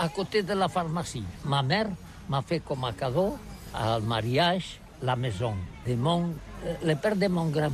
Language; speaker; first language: French; non-native, learner; Catalan